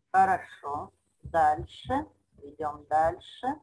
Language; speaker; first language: Russian; non-native, fluent; Spanish